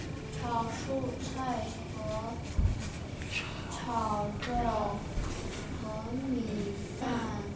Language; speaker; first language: Chinese; non-native, learner; English